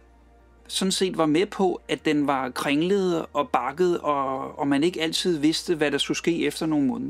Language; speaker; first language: Danish; native; Danish